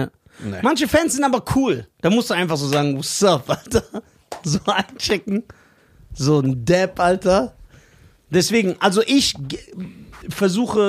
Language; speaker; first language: German; early bilingual, other home language; Persian